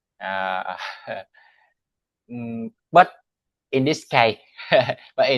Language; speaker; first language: English; non-native, learner; Vietnamese